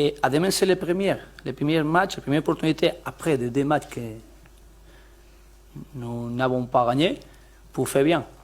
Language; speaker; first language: French; non-native, learner; Spanish